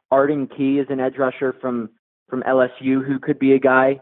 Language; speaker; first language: English; native; English